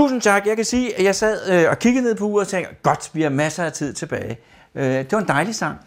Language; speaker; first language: Danish; native; Danish